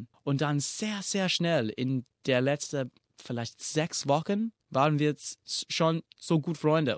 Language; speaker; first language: German; non-native, fluent; English